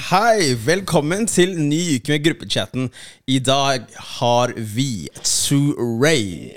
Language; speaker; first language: Norwegian; early bilingual, other home language; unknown